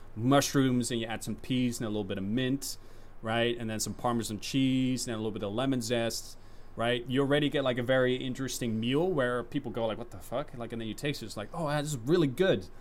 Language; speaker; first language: English; non-native, fluent; Dutch